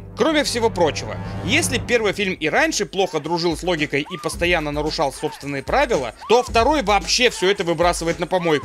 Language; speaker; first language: Russian; native; Russian